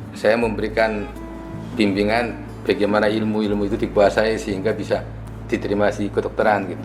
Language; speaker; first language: Indonesian; non-native, fluent; Korean